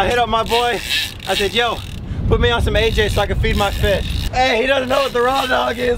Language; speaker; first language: English; native; English